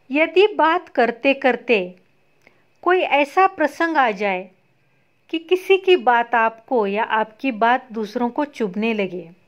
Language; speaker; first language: Hindi; non-native, local second language; Marathi